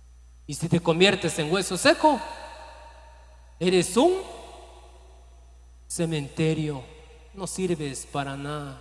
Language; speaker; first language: Spanish; native; Spanish